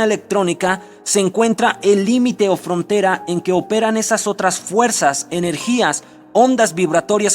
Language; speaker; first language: Spanish; native; Spanish